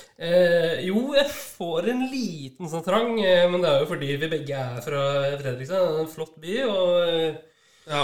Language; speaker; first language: Norwegian; native; Norwegian